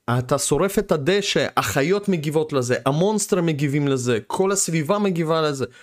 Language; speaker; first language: Hebrew; early bilingual, other home language; Russian